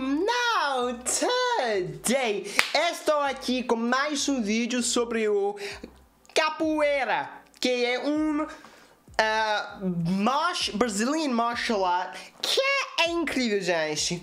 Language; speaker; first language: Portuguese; non-native, learner; English